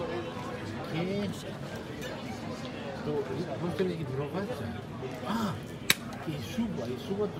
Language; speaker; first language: Greek; early bilingual, heritage; English